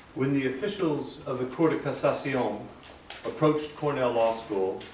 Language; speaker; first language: English; native; English